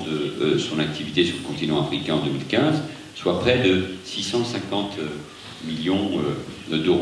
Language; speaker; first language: French; native; French